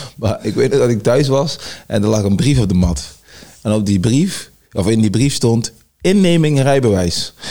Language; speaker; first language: Dutch; early bilingual, other home language; Sranan Tongo